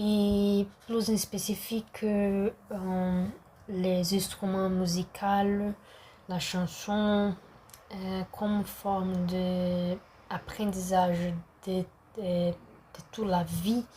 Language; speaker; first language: French; non-native, learner; Portuguese